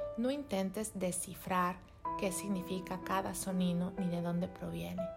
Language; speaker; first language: Spanish; native; Spanish